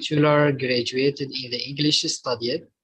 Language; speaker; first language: English; non-native, learner; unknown